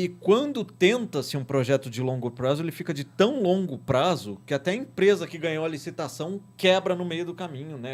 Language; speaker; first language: Portuguese; native; Portuguese